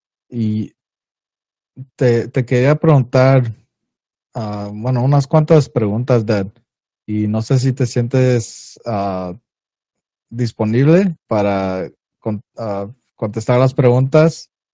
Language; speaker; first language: Spanish; early bilingual, heritage; Spanish